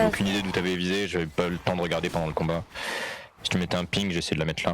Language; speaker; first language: French; native; French